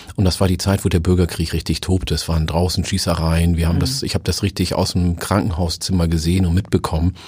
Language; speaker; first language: German; early bilingual, other home language; Oromo